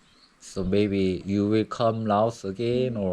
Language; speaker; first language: English; non-native, learner; Korean